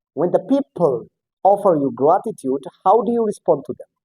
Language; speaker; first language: English; non-native, local second language; Amharic